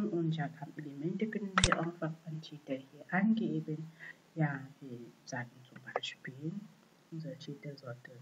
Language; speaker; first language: German; non-native, fluent; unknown